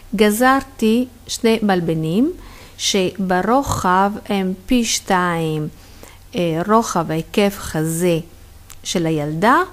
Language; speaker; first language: Hebrew; non-native, fluent; Italian